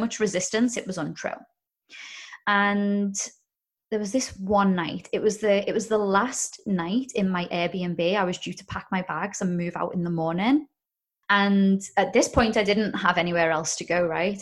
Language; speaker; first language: English; native; English